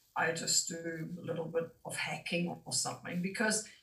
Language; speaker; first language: English; non-native, fluent; German